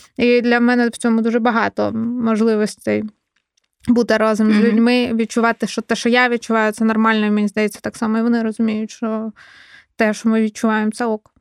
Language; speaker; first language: Ukrainian; non-native, local second language; Russian